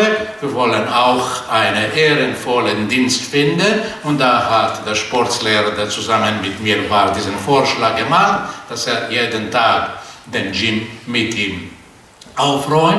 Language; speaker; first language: German; non-native, fluent; Portuguese